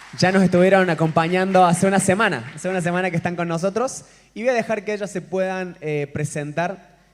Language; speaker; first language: Spanish; native; Spanish